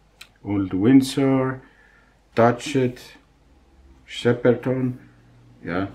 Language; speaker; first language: English; non-native, fluent; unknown